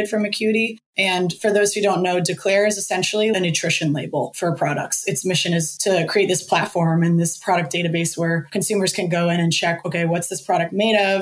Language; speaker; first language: English; native; English